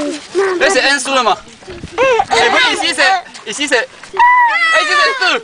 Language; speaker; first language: French; non-native, learner; Chinese